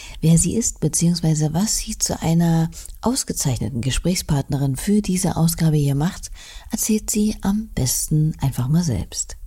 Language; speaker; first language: German; native; German